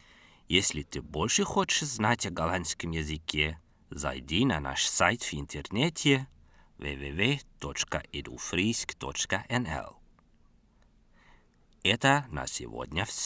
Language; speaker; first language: Russian; non-native, fluent; Dutch